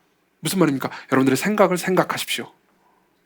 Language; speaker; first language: Korean; native; Korean